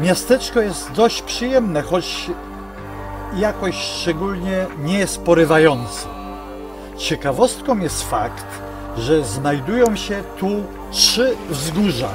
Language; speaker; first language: Polish; native; Polish